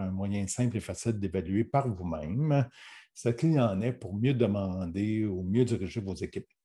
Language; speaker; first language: French; native; French